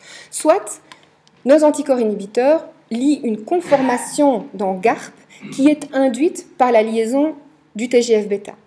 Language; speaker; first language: French; native; French